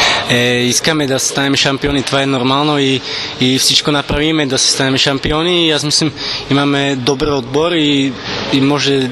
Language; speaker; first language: Bulgarian; non-native, learner; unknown